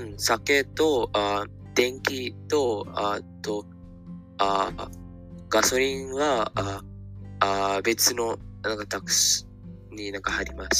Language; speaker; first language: Japanese; non-native, learner; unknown